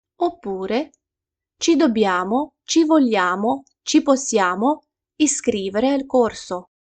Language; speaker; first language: Italian; non-native, fluent; Ukrainian